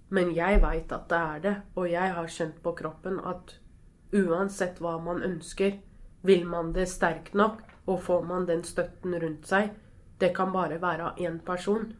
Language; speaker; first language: Norwegian; early bilingual, other home language; Arabic